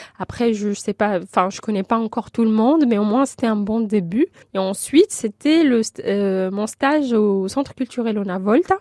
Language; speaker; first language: French; non-native, local second language; Arabic